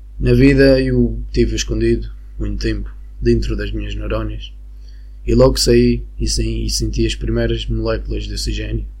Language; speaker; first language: Portuguese; non-native, fluent; Spanish